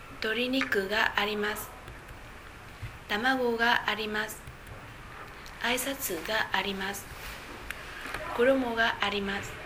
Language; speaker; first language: Japanese; non-native, learner; Vietnamese